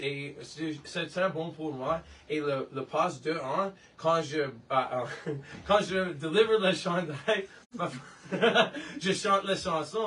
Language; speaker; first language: French; non-native, learner; English